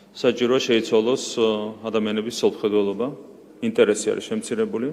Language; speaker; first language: Georgian; native; Georgian